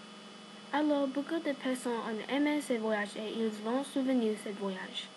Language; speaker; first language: French; non-native, learner; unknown